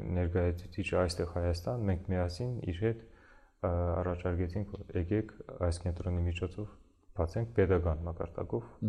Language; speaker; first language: Armenian; early bilingual, heritage; Armenian